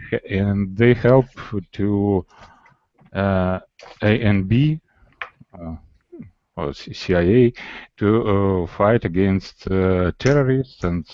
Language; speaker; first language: English; non-native, learner; Russian